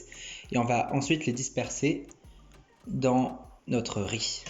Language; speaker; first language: French; early bilingual, other home language; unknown